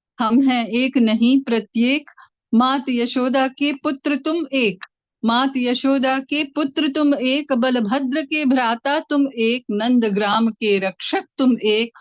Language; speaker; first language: Hindi; non-native, local second language; Tamil